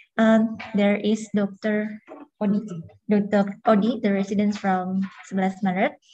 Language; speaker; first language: English; non-native, fluent; Indonesian